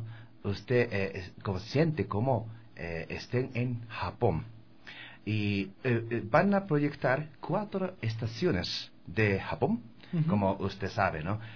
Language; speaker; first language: Spanish; non-native, learner; Japanese